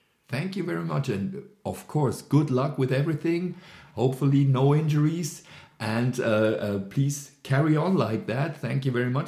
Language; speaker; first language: English; non-native, fluent; German